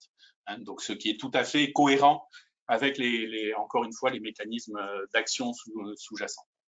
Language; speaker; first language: French; native; French